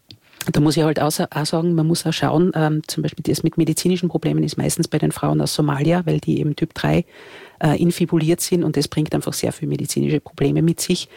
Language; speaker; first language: German; native; German